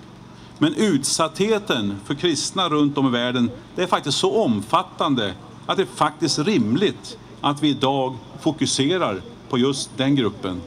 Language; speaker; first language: Swedish; native; Swedish